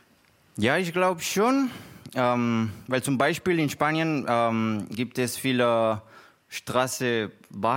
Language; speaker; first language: German; non-native, learner; Spanish